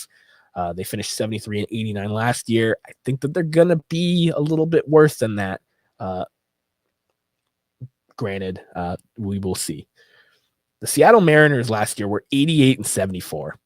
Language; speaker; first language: English; native; English